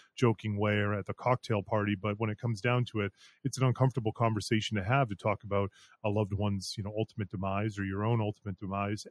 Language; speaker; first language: English; native; English